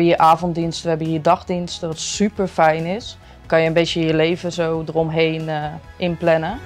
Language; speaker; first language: Dutch; native; Dutch